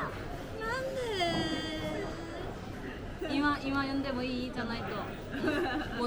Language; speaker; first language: Japanese; non-native, learner; Korean